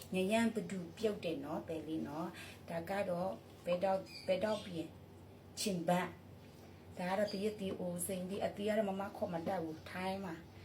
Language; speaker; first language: Burmese; non-native, local second language; Pa'o Karen